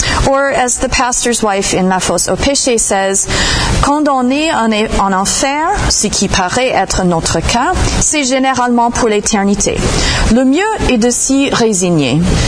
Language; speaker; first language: French; non-native, fluent; English